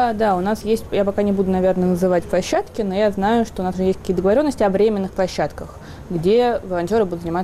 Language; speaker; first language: Russian; native; Russian